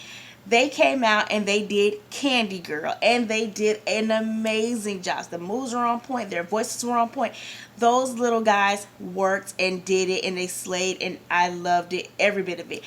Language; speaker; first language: English; native; English